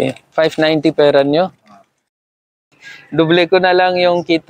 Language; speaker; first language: Filipino; non-native, learner; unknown